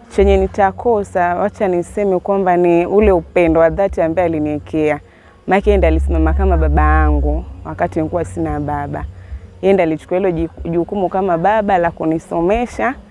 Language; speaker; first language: Swahili; non-native, local second language; Luo (Kenya and Tanzania)